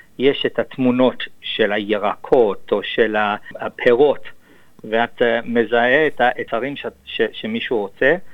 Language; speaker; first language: Hebrew; non-native, fluent; English